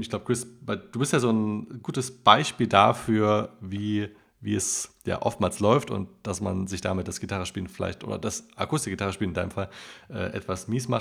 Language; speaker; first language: German; native; German